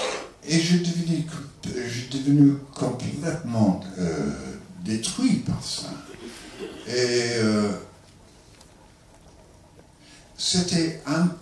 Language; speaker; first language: French; non-native, learner; English